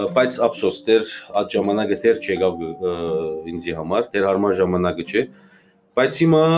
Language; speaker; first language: Armenian; early bilingual, heritage; Armenian